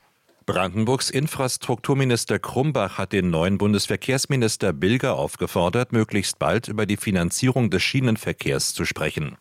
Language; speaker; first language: German; native; German